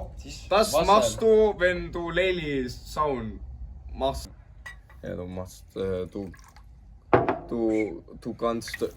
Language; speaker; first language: German; non-native, learner; Estonian